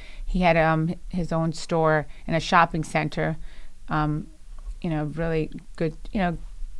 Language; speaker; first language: English; early bilingual, other home language; Italian